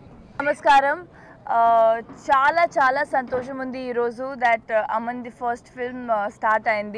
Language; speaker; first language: Telugu; non-native, local second language; Punjabi